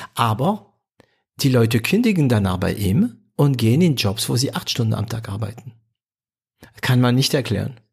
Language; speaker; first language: German; non-native, fluent; French